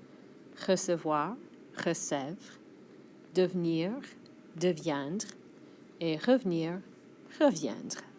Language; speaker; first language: French; non-native, fluent; English